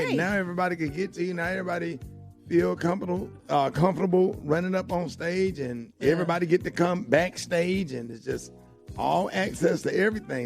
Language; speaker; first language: English; native; English